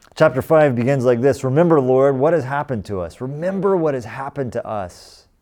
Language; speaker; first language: English; native; English